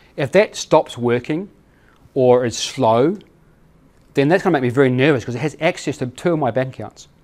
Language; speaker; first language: English; native; English